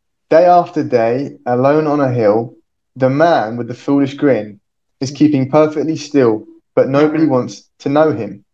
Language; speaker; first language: English; native; English